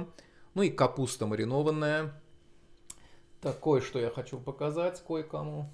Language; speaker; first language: Russian; non-native, fluent; Azerbaijani